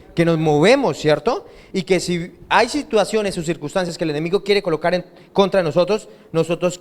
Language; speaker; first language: Spanish; native; Spanish